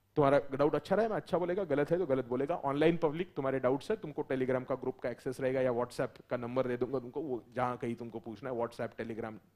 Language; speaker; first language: Hindi; non-native, local second language; Marathi